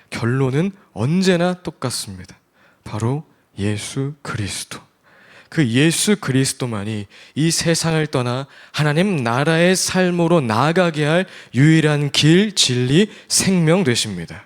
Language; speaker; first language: Korean; native; Korean